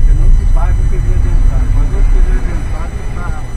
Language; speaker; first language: Portuguese; native; Portuguese